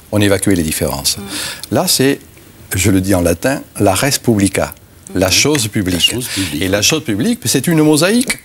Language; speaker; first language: French; native; French